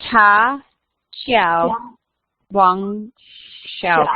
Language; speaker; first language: Chinese; non-native, learner; English